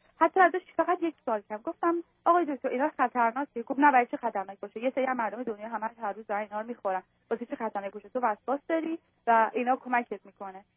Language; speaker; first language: Persian; native; Persian